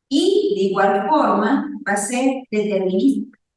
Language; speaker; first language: Spanish; native; Spanish